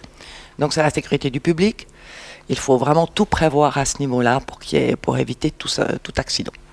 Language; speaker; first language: French; native; French